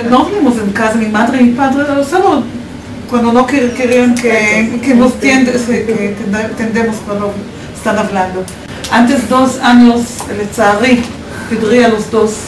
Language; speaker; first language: Spanish; non-native, learner; Hebrew